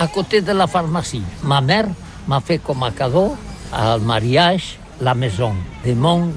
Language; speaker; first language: French; non-native, learner; Catalan